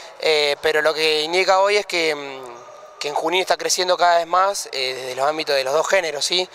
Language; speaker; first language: Spanish; native; Spanish